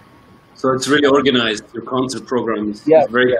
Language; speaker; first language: English; non-native, fluent; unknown